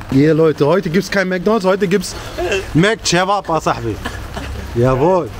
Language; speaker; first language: German; early bilingual, other home language; Arabic